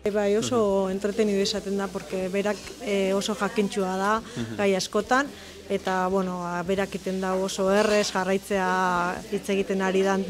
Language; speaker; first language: Basque; native; Basque